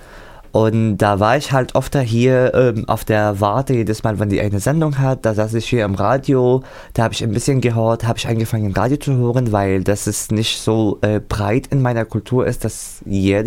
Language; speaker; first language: German; non-native, fluent; Arabic